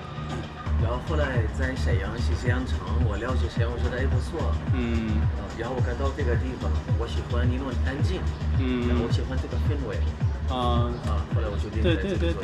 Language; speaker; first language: Chinese; non-native, fluent; Arabic